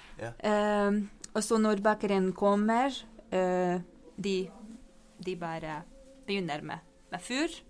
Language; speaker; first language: Norwegian; non-native, fluent; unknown